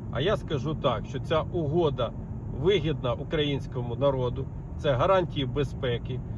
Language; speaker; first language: Ukrainian; native; Ukrainian